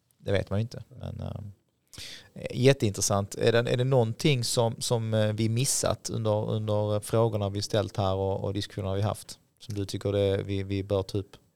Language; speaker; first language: Swedish; native; Swedish